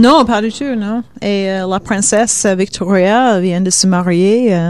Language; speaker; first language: French; non-native, fluent; Swedish